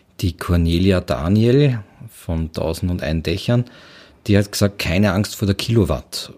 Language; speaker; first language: German; native; German